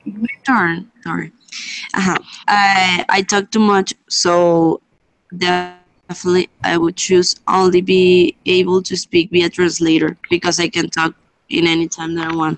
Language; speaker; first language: English; non-native, learner; Spanish